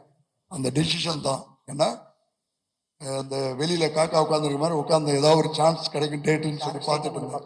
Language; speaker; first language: Tamil; native; Tamil